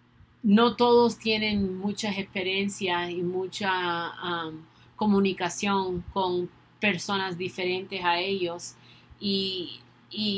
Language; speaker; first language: Spanish; early bilingual, other home language; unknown